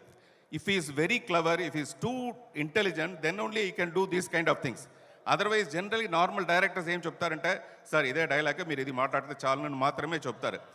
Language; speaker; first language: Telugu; non-native, local second language; Tamil